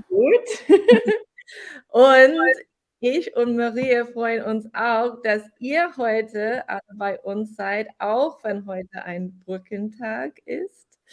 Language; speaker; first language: German; non-native, fluent; English